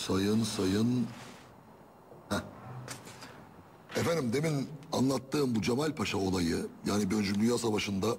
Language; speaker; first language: Turkish; native; Turkish